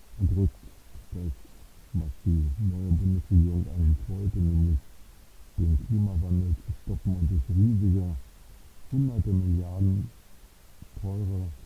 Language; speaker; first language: German; native; German